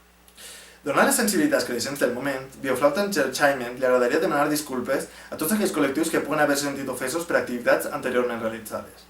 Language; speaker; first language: Catalan; native; Catalan